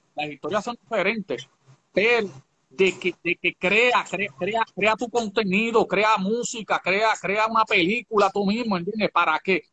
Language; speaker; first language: Spanish; native; Spanish